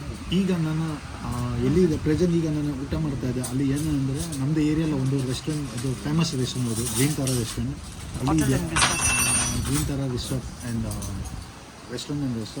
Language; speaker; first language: Kannada; non-native, local second language; Tibetan